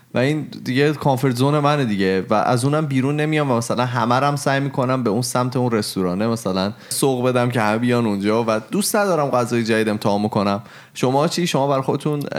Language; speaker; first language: Persian; native; Persian